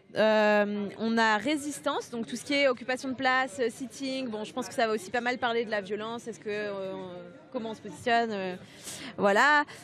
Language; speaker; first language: French; native; French